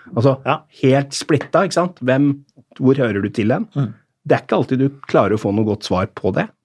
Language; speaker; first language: Norwegian; native; Norwegian